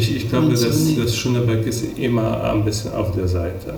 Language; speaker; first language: German; non-native, fluent; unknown